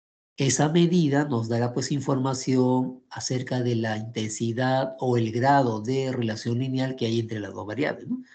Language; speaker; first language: Spanish; native; Spanish